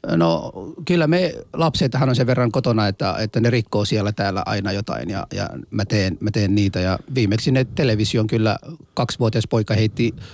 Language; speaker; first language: Finnish; non-native, fluent; Somali